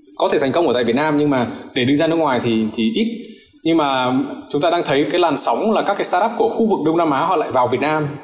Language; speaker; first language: Vietnamese; early bilingual, heritage; Vietnamese